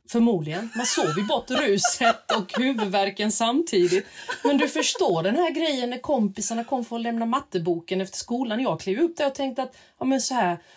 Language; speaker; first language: Swedish; early bilingual, other home language; Russian